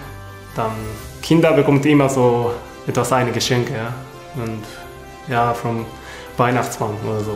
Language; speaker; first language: German; non-native, learner; Japanese